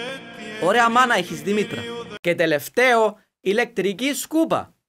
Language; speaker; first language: Greek; native; Greek